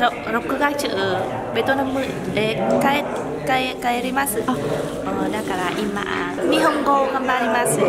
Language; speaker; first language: Japanese; non-native, learner; Vietnamese